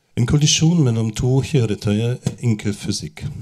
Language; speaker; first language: Norwegian; non-native, fluent; German